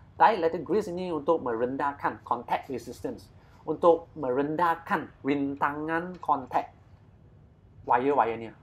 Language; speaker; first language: Malay; non-native, local second language; Chinese